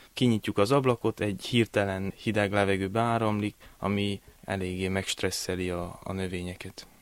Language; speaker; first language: Hungarian; native; Hungarian